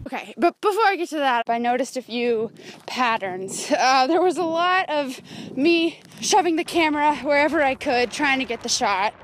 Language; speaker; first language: English; native; English